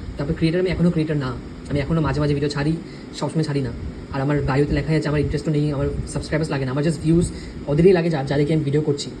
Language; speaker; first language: Bangla; early bilingual, heritage; Bangla